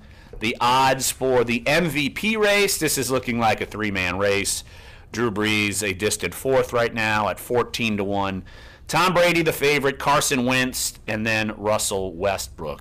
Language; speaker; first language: English; native; English